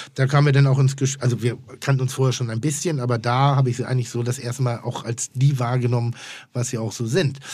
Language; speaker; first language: German; non-native, fluent; Turkish